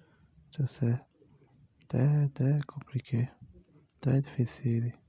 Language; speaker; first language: French; non-native, learner; Portuguese